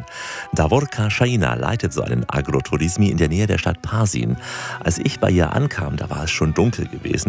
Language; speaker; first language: German; native; German